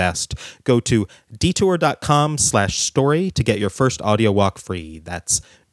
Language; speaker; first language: English; native; English